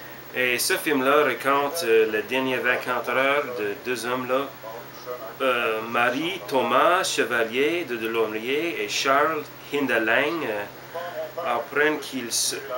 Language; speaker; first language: French; non-native, learner; English